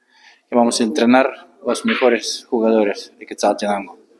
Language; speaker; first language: Spanish; non-native, fluent; Bulgarian